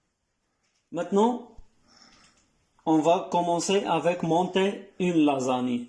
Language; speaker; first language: French; non-native, learner; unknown